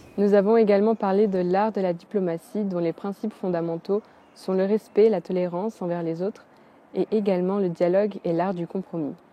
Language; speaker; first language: French; native; French